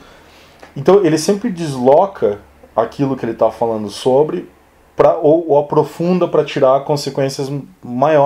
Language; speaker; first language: Portuguese; native; Portuguese